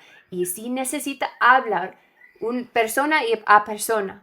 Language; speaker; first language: Spanish; non-native, learner; English